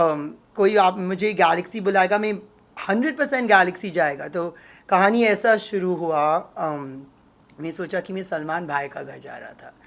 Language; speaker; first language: Hindi; non-native, local second language; English